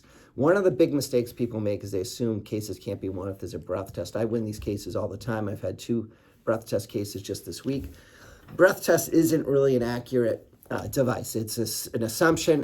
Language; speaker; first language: English; native; English